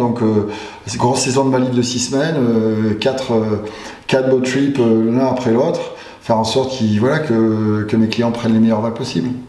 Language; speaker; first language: French; native; French